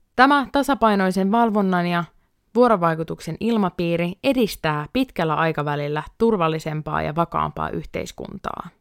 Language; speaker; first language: Finnish; native; Finnish